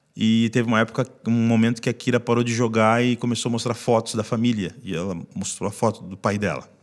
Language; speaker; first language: Portuguese; native; Portuguese